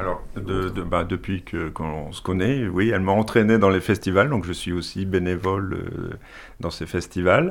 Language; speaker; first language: French; native; French